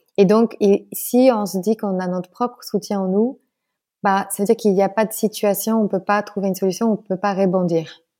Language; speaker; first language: French; non-native, fluent; Polish